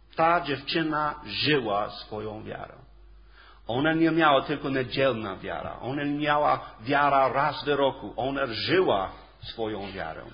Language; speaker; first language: Polish; non-native, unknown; English